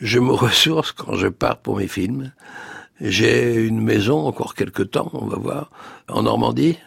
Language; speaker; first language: French; native; French